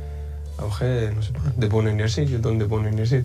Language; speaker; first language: French; early bilingual, other home language; Spanish